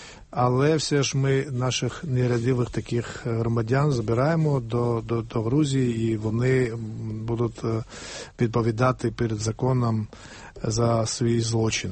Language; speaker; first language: Ukrainian; non-native, fluent; Georgian